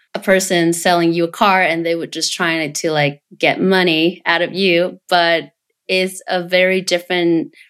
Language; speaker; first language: English; non-native, fluent; Vietnamese